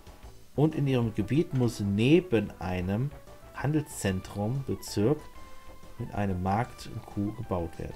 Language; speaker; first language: German; native; German